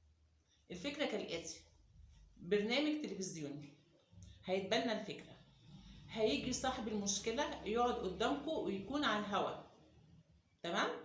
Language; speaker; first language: Arabic; native; Arabic